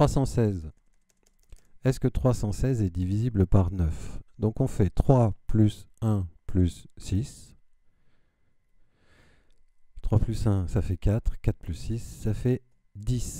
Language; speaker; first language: French; native; French